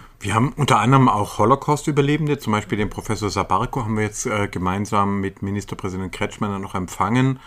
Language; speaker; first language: German; native; German